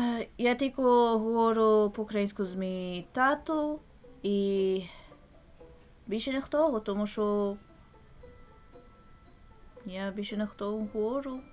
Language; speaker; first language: Ukrainian; early bilingual, heritage; English